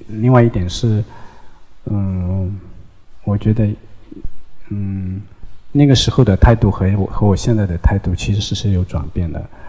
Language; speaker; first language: Chinese; non-native, local second language; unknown